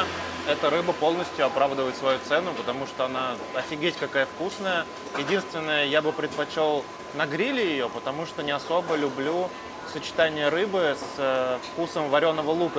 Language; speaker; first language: Russian; native; Russian